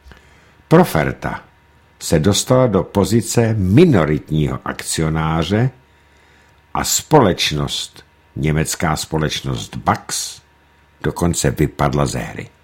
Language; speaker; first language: Czech; native; Czech